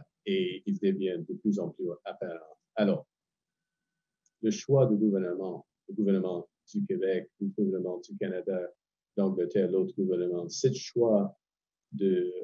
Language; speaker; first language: French; non-native, fluent; English